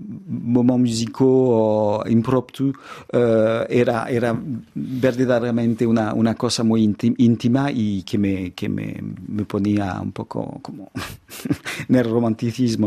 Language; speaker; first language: Spanish; non-native, fluent; French